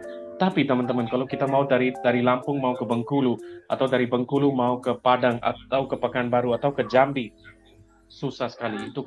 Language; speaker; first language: Indonesian; non-native, fluent; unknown